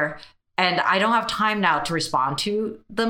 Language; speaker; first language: English; early bilingual, other home language; Chinese